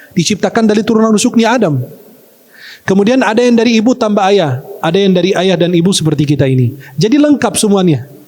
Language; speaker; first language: Malay; non-native, fluent; Arabic